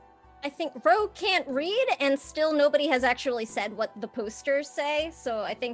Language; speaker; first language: English; native; English